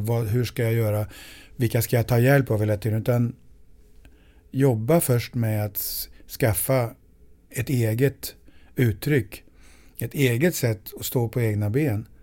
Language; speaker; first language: Swedish; native; Swedish